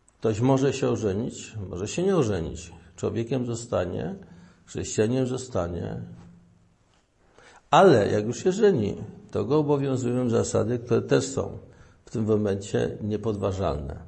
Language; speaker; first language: Polish; native; Polish